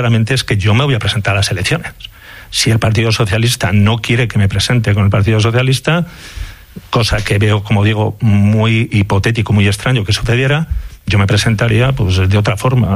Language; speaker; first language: Spanish; native; Spanish